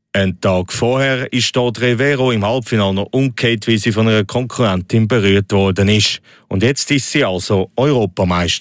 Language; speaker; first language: German; native; German